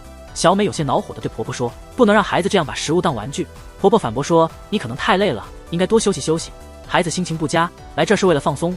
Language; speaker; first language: Chinese; native; Chinese